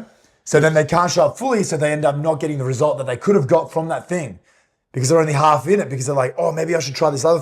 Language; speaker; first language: English; native; English